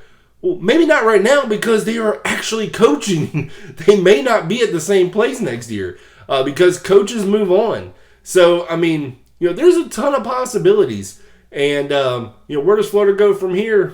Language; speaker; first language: English; native; English